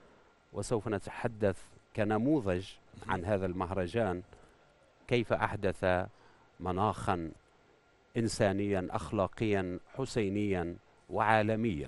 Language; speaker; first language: Arabic; non-native, fluent; Persian